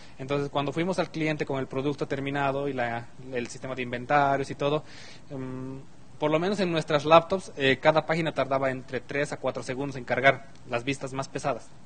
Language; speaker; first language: Spanish; native; Spanish